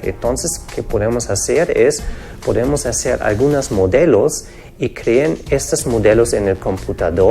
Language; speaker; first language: Spanish; non-native, fluent; German